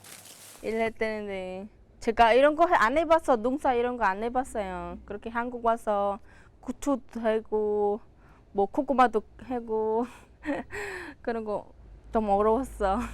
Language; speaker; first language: Korean; non-native, learner; Khmer